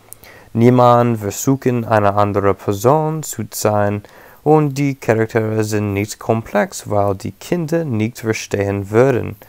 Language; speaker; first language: German; non-native, learner; English